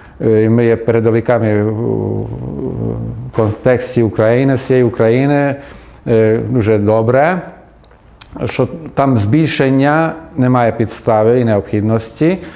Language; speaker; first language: Ukrainian; native; Ukrainian